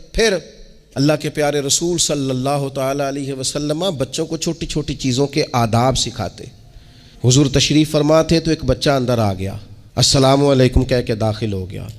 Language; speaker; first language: Urdu; non-native, local second language; Punjabi